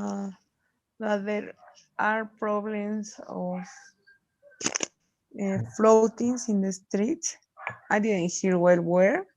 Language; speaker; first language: English; non-native, learner; Spanish